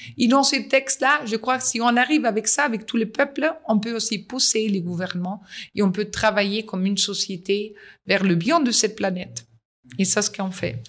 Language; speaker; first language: French; non-native, fluent; German